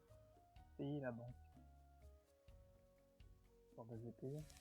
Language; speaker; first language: French; native; French